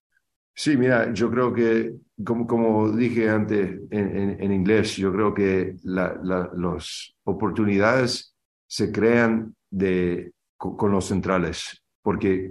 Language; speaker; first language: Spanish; early bilingual, other home language; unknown